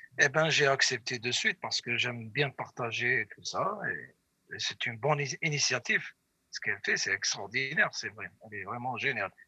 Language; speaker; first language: French; non-native, local second language; Arabic